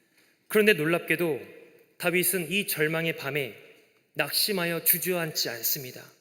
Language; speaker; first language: Korean; native; Korean